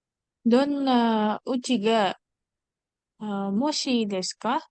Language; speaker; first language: Japanese; non-native, learner; Indonesian